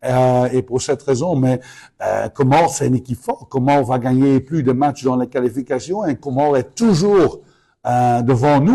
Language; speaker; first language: French; non-native, fluent; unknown